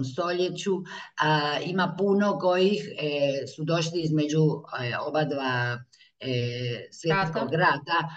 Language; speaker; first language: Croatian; early bilingual, heritage; Croatian